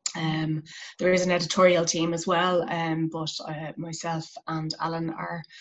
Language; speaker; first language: English; native; English